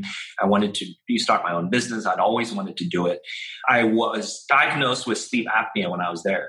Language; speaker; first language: English; non-native, local second language; Cantonese